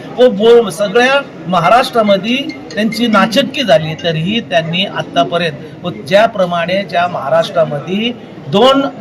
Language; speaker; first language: Marathi; native; Marathi